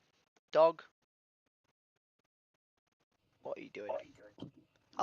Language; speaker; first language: English; native; English